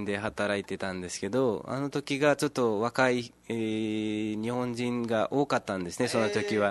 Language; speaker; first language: Japanese; non-native, fluent; Nepali